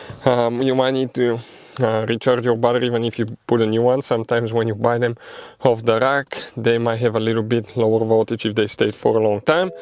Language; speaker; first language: English; non-native, fluent; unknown